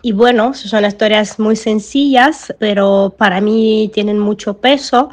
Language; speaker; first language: Spanish; non-native, fluent; Russian